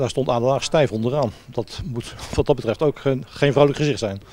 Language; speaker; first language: Dutch; native; Dutch